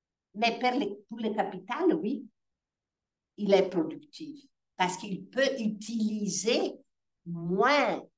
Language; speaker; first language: French; non-native, fluent; Italian